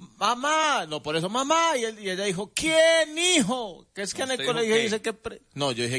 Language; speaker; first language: Spanish; native; Spanish